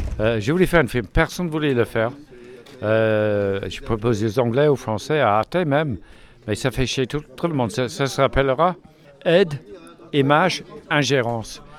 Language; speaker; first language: French; non-native, fluent; English